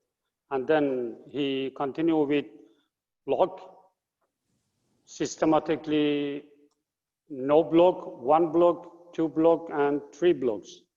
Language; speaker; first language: English; non-native, fluent; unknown